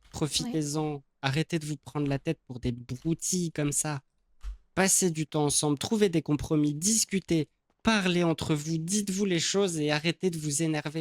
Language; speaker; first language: French; native; French